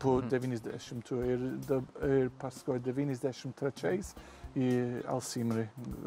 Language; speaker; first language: Lithuanian; non-native, learner; English